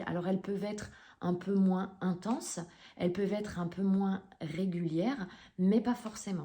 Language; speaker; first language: French; native; French